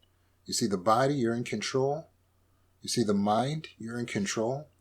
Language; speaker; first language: English; native; English